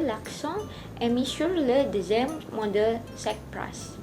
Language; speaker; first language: French; non-native, learner; Indonesian